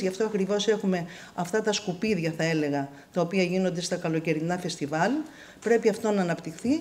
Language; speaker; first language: Greek; native; Greek